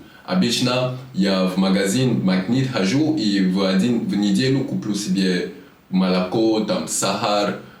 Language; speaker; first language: Russian; non-native, fluent; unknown